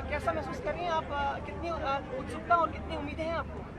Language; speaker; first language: Hindi; native; Hindi